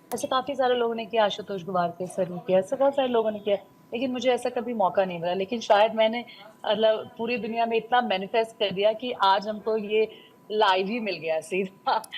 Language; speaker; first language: Hindi; non-native, local second language; Bhojpuri